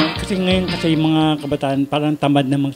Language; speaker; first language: Filipino; native; Filipino